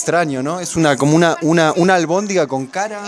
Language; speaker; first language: Spanish; native; Spanish